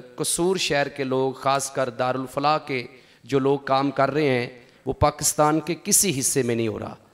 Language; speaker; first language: Urdu; non-native, local second language; Punjabi